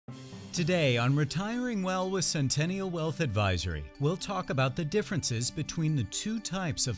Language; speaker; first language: English; native; English